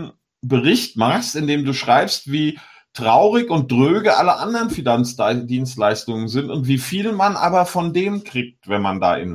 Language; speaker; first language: German; native; German